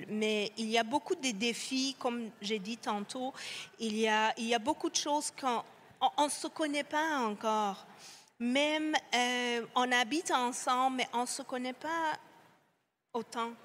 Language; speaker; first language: French; non-native, fluent; Persian